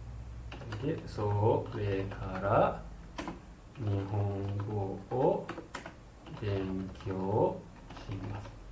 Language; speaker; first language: Japanese; non-native, learner; Malay